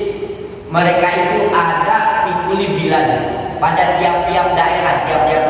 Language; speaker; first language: Indonesian; native; Indonesian